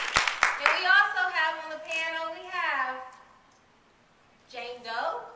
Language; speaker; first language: English; native; English